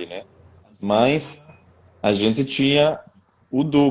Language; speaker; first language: Portuguese; non-native, fluent; Spanish